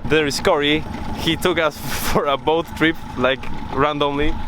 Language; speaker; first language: English; non-native, fluent; Polish